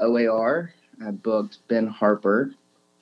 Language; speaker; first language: English; native; English